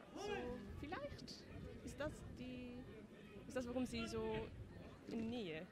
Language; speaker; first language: German; non-native, learner; Dutch